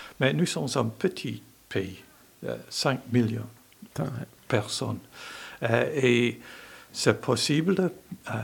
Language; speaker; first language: French; non-native, learner; English